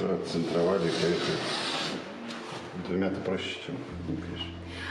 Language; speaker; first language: Russian; native; Russian